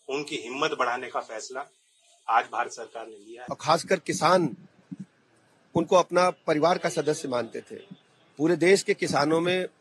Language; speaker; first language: Hindi; native; Hindi